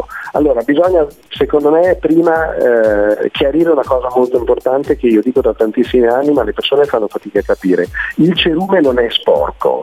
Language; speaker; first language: Italian; native; Italian